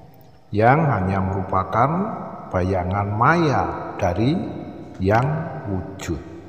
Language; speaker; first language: Indonesian; native; Indonesian